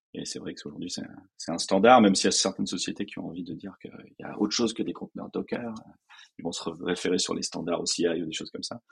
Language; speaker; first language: French; native; French